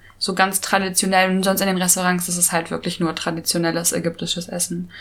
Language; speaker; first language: German; native; German